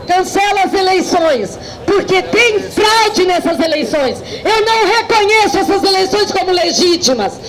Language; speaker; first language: Portuguese; native; Portuguese